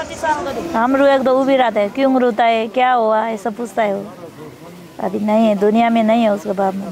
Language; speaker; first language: Hindi; non-native, learner; Nepali